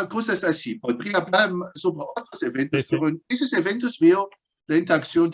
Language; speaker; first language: Spanish; non-native, fluent; German